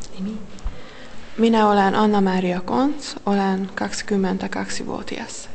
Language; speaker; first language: Finnish; non-native, learner; Hungarian